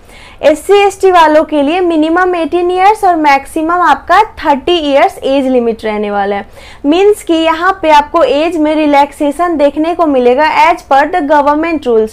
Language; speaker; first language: Hindi; native; Hindi